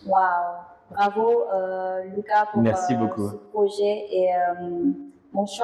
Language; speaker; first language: French; non-native, fluent; Indonesian